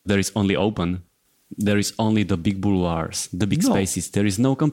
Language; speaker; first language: English; non-native, fluent; Slovak